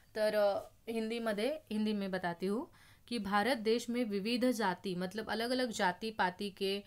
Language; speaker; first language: Hindi; non-native, local second language; Marathi